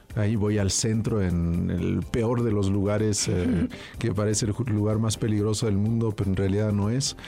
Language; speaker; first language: Spanish; early bilingual, heritage; French